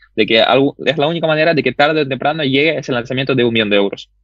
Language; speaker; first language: Spanish; early bilingual, other home language; Russian